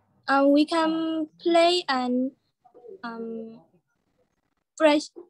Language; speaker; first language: English; non-native, learner; Burmese